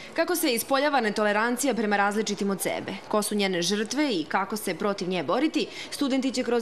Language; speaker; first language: Serbian; native; Serbian